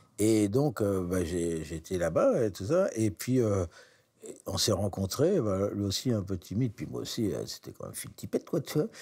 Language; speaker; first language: French; native; French